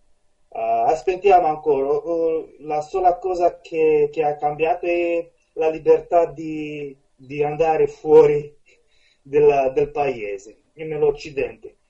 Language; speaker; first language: Italian; non-native, fluent; Romanian